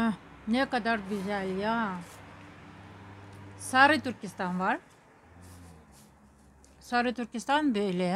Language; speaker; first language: Turkish; non-native, learner; Russian